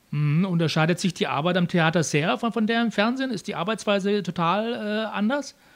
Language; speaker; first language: German; native; German